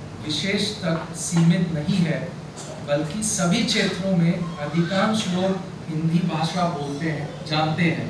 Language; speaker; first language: Hindi; non-native, local second language; Bangla